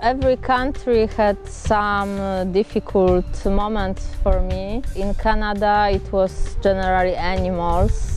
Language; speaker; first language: English; non-native, learner; Polish